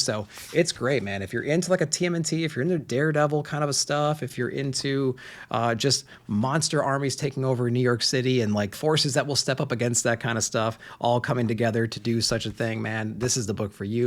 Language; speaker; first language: English; native; English